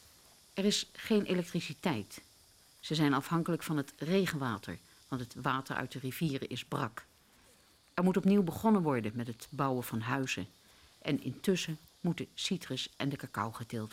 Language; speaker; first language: Dutch; native; Dutch